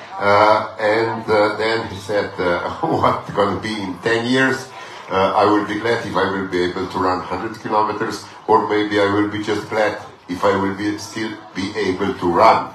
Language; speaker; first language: English; non-native, fluent; Slovenian